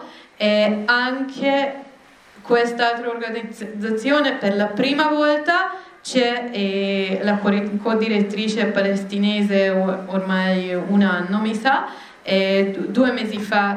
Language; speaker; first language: Italian; non-native, fluent; Hebrew